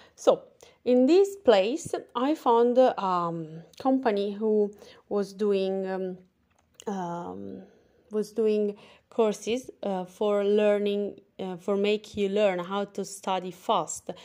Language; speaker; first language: English; non-native, fluent; Italian